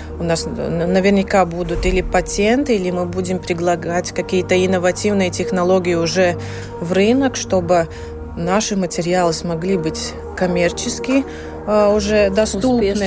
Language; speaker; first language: Russian; non-native, local second language; Latvian